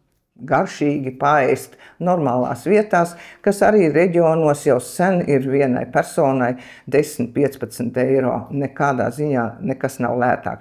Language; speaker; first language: Latvian; native; Latvian